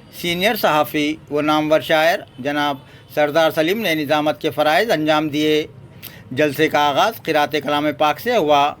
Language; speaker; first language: Urdu; native; Urdu